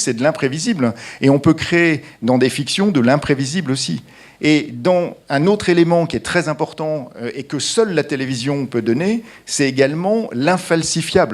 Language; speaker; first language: French; native; French